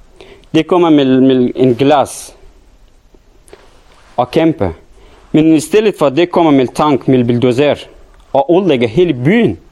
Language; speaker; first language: Danish; non-native, learner; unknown